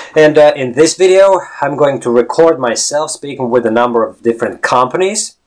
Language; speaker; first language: English; non-native, fluent; Latvian